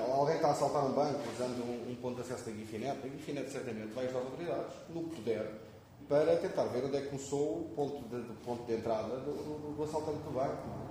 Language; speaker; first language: Portuguese; native; Portuguese